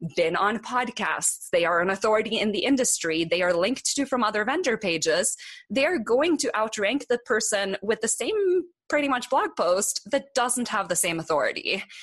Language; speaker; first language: English; non-native, fluent; Norwegian